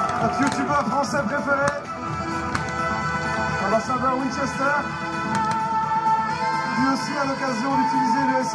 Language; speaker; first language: French; native; French